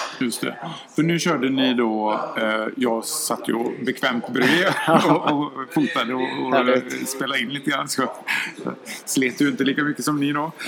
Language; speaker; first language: Swedish; native; Swedish